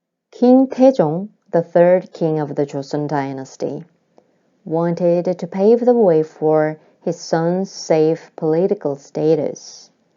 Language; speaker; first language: English; non-native, fluent; Korean